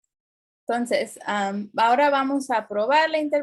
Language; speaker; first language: Spanish; early bilingual, heritage; Spanish